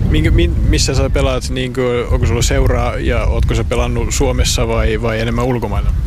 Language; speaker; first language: Finnish; native; Finnish